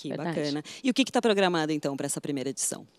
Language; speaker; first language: Portuguese; native; Portuguese